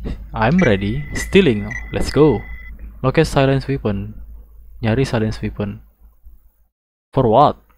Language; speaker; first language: English; non-native, learner; Indonesian